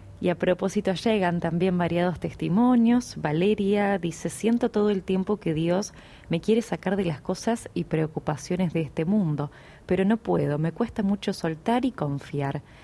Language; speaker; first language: Spanish; native; Spanish